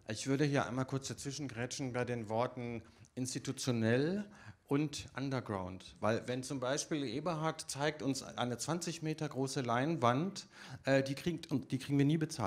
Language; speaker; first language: German; native; German